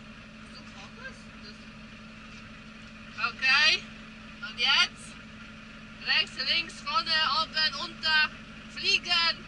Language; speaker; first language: German; non-native, learner; Polish